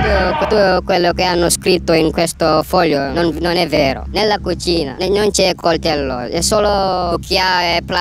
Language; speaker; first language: Italian; non-native, learner; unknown